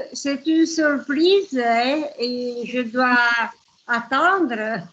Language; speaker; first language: French; non-native, learner; Italian